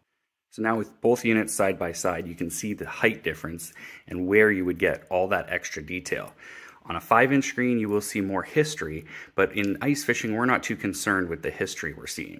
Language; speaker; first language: English; native; English